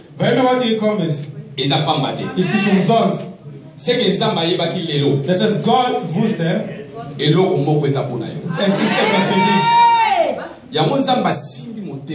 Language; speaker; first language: German; non-native, learner; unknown